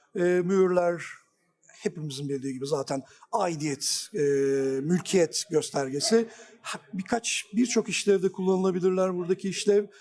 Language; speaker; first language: Turkish; native; Turkish